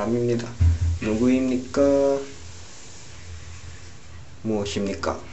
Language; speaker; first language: Korean; non-native, learner; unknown